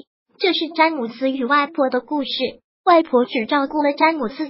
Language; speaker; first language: Chinese; native; Chinese